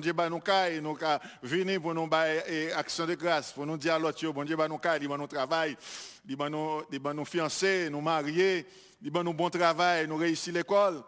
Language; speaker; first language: French; non-native, local second language; Haitian Creole